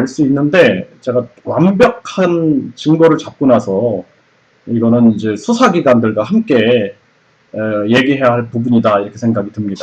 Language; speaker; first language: Korean; native; Korean